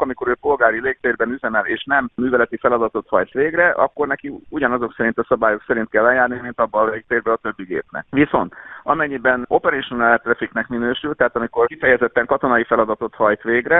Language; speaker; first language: Hungarian; native; Hungarian